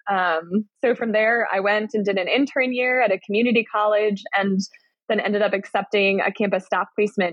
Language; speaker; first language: English; native; English